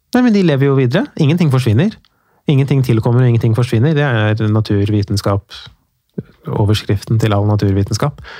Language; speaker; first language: Norwegian; early bilingual, other home language; Persian